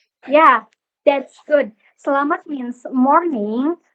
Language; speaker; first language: English; non-native, learner; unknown